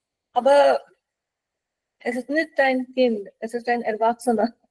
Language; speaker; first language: German; non-native, fluent; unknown